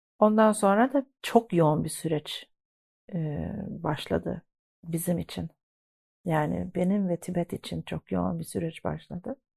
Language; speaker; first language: Turkish; early bilingual, heritage; Turkish